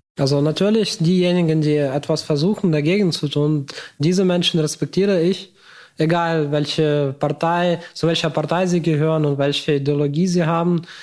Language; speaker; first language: German; non-native, fluent; Ukrainian